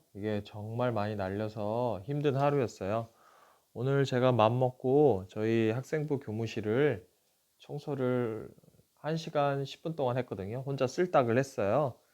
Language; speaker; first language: Korean; native; Korean